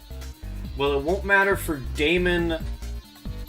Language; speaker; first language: English; native; English